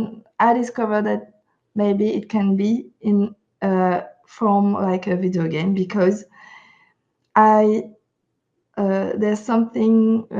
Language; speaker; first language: English; non-native, fluent; French